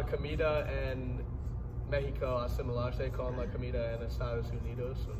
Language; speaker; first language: Spanish; non-native, learner; English